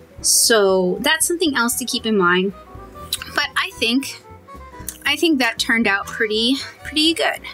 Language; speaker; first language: English; native; English